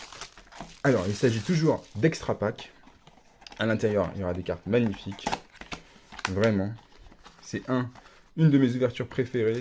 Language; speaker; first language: French; native; French